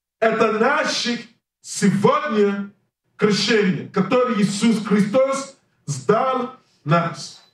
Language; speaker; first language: Russian; non-native, learner; English